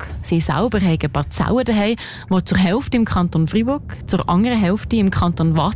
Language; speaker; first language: German; native; German